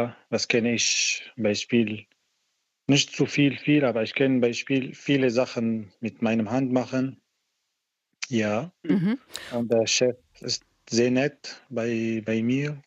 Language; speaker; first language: German; non-native, learner; Arabic